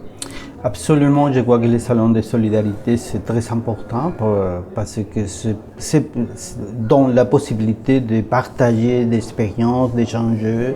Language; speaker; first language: French; non-native, learner; Spanish